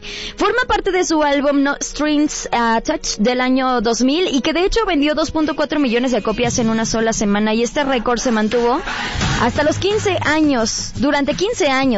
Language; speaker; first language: Spanish; native; Spanish